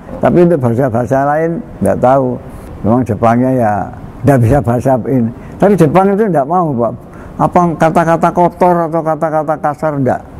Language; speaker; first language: Indonesian; non-native, local second language; Javanese